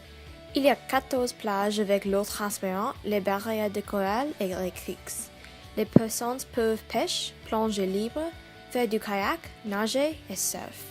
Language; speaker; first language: French; non-native, learner; English